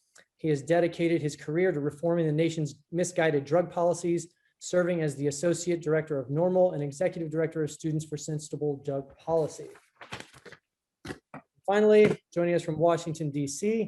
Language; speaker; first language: English; native; English